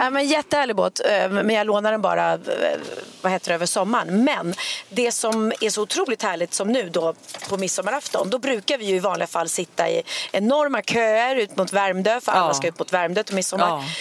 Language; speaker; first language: Swedish; native; Swedish